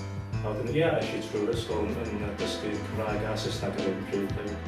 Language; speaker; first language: Welsh; non-native, local second language; English